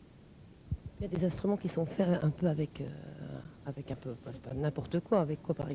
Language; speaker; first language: French; native; French